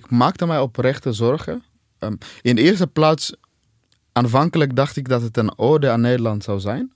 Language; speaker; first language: Dutch; non-native, fluent; Swahili